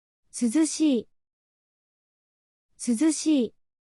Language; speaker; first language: Japanese; native; Japanese